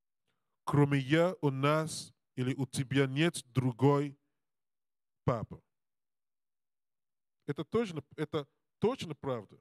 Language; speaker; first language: Russian; non-native, learner; English